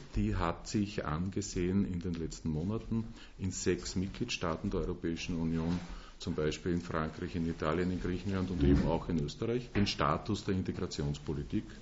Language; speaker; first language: German; native; German